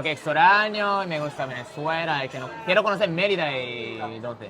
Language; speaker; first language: Spanish; non-native, learner; Japanese